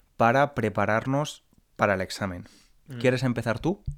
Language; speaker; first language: Spanish; native; Spanish